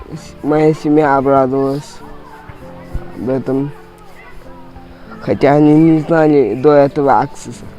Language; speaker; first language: Russian; non-native, local second language; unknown